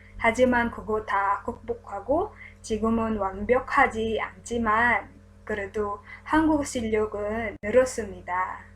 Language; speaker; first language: Korean; non-native, learner; Filipino